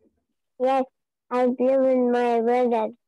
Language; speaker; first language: English; non-native, learner; Arabic